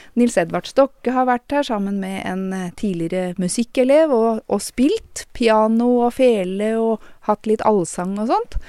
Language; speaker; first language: Norwegian; native; Norwegian